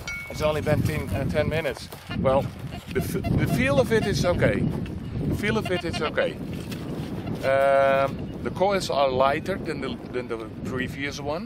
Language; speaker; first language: English; non-native, fluent; Dutch